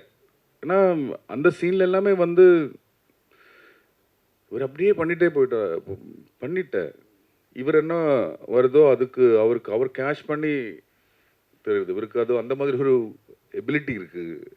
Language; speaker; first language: Tamil; non-native, learner; Malayalam